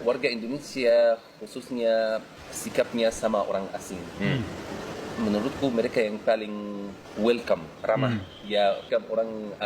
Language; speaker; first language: Indonesian; non-native, fluent; Arabic